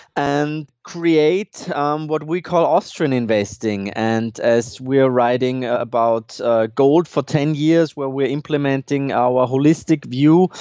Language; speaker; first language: English; non-native, fluent; German